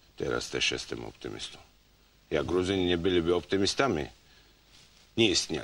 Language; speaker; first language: Polish; non-native, fluent; Georgian